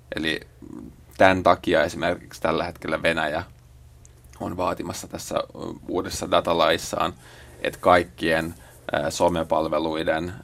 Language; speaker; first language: Finnish; native; Finnish